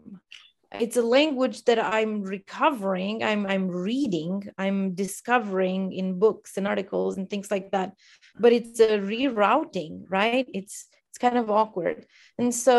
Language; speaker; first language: English; non-native, fluent; Romanian